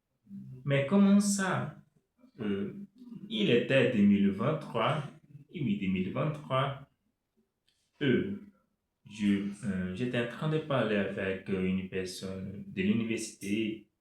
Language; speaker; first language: French; non-native, fluent; Portuguese